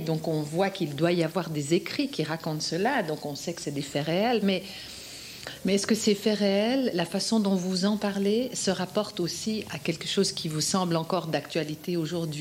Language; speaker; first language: French; native; French